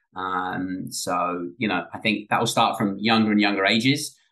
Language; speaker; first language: English; native; English